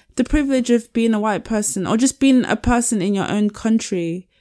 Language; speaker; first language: English; early bilingual, other home language; Yoruba